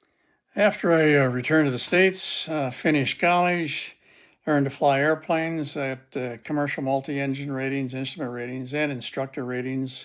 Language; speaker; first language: English; native; English